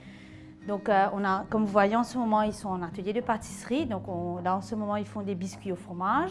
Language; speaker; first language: French; native; French